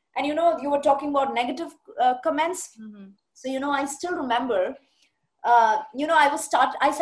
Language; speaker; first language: English; non-native, local second language; Punjabi